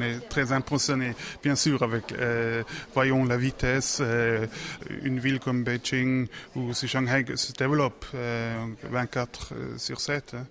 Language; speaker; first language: French; non-native, local second language; German